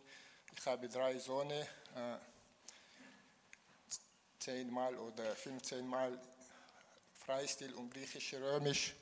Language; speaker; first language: German; non-native, learner; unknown